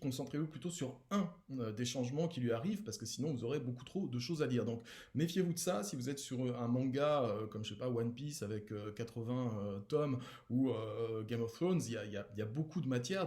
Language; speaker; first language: French; native; French